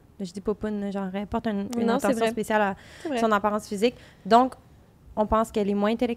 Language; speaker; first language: French; native; French